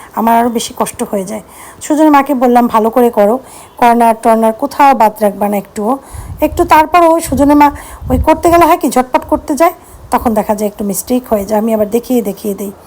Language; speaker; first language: Bangla; native; Bangla